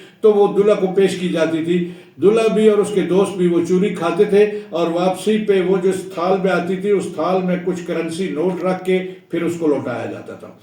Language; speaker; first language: Urdu; non-native, local second language; Punjabi